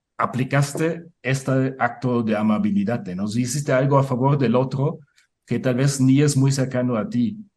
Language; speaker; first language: Spanish; non-native, fluent; German